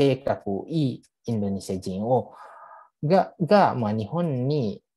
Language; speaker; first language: Japanese; non-native, fluent; Indonesian